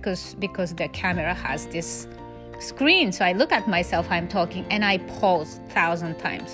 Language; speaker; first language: English; non-native, fluent; Japanese